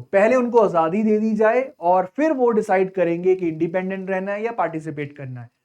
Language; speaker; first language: Hindi; native; Hindi